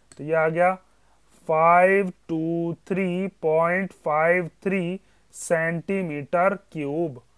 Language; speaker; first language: Hindi; native; Hindi